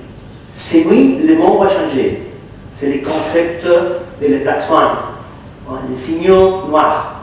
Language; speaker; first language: French; non-native, fluent; Catalan